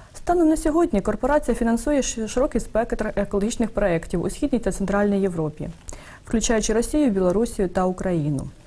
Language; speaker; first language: Ukrainian; native; Ukrainian